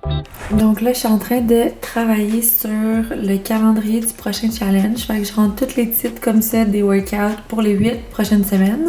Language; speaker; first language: French; native; French